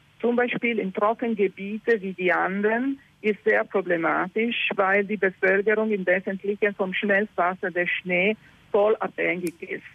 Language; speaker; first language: German; non-native, learner; Italian